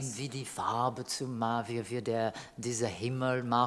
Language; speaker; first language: German; non-native, learner; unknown